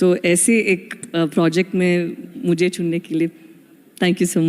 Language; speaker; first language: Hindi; non-native, local second language; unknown